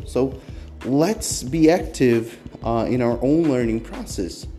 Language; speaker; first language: English; non-native, fluent; Portuguese